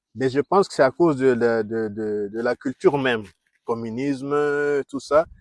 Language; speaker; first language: French; non-native, local second language; Kongo